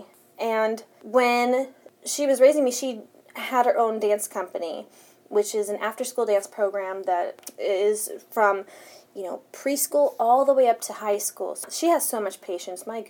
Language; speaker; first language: English; early bilingual, other home language; Spanish